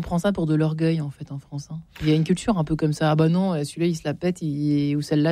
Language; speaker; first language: French; native; French